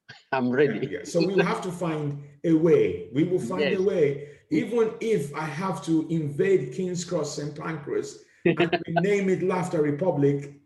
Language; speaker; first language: English; non-native, fluent; Italian